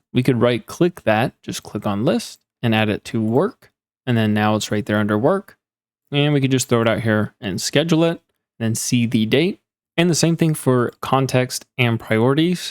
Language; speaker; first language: English; native; English